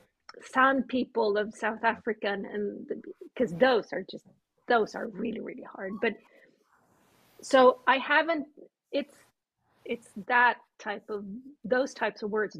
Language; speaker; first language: English; non-native, fluent; Swedish